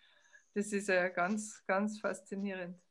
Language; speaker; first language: German; native; German